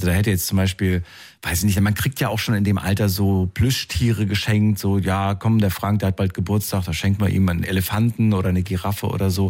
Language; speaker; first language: German; native; German